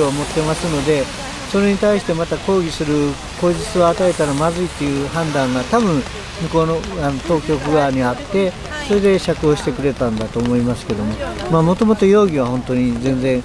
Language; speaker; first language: Japanese; native; Japanese